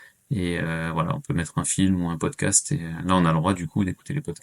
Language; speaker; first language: French; native; French